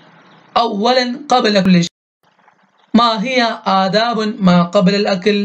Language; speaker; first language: Arabic; non-native, fluent; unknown